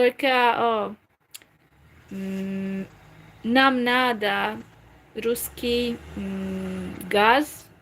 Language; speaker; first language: Russian; non-native, learner; Hungarian